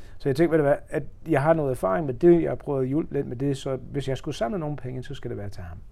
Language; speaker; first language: Danish; non-native, fluent; English